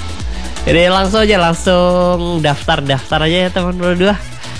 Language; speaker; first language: Indonesian; native; Indonesian